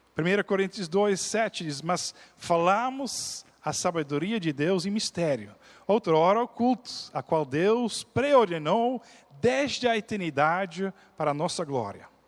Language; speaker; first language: Portuguese; non-native, fluent; Dutch